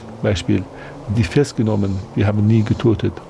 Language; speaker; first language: German; non-native, learner; Kurdish